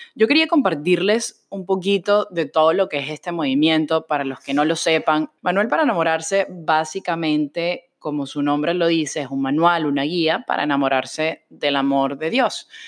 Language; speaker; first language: Spanish; native; Spanish